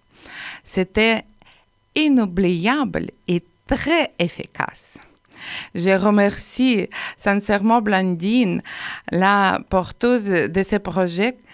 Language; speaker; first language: French; non-native, learner; Ukrainian